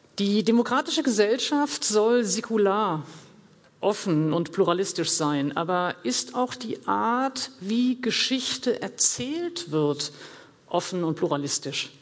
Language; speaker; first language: German; native; German